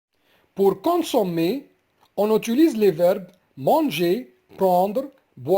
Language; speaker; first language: French; non-native, fluent; Arabic